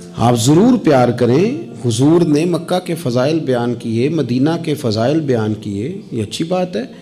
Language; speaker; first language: Urdu; non-native, local second language; Punjabi